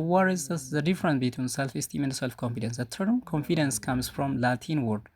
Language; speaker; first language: English; non-native, local second language; Amharic